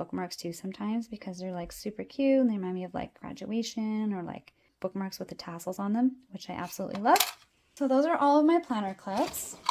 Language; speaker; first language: English; native; English